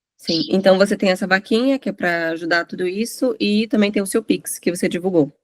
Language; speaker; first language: Portuguese; native; Portuguese